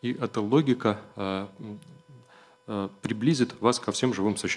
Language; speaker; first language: Russian; native; Russian